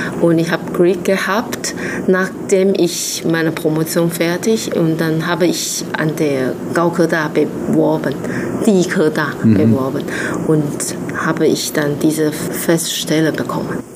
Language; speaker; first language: German; non-native, fluent; Chinese